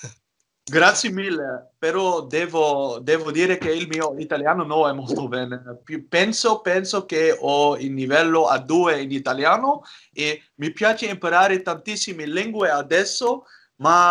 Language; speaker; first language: Italian; non-native, learner; Dutch